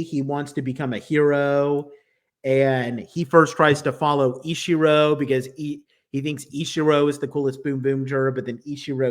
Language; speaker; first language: English; native; English